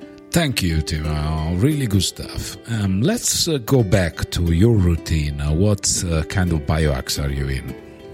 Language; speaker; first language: English; non-native, fluent; Italian